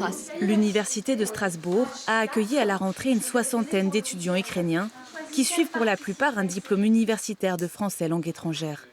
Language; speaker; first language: French; native; French